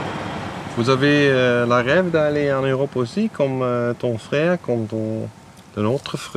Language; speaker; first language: French; non-native, fluent; Dutch